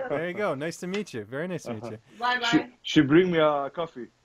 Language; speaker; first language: English; native; English